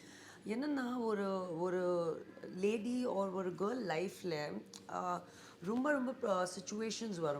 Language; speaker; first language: Tamil; non-native, learner; Hindi